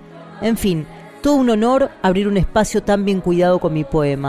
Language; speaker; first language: Spanish; native; Spanish